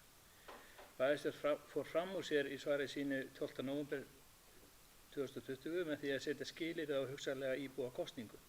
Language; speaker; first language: Icelandic; native; Icelandic